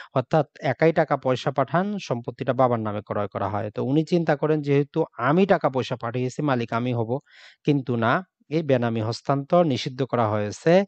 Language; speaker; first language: Bangla; native; Bangla